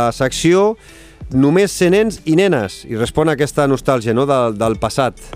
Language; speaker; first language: Catalan; native; Catalan